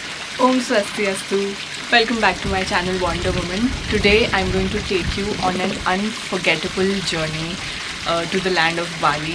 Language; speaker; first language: English; non-native, local second language; Hindi